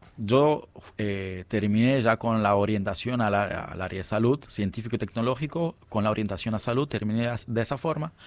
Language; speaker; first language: Spanish; non-native, fluent; Kabuverdianu